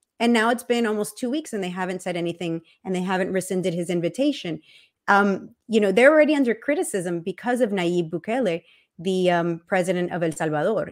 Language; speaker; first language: English; early bilingual, other home language; Spanish